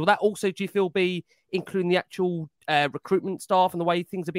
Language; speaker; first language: English; native; English